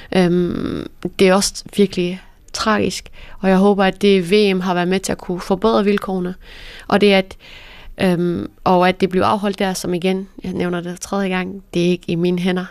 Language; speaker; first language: Danish; early bilingual, other home language; Persian